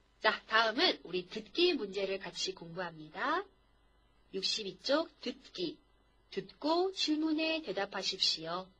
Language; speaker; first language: Korean; non-native, fluent; Chinese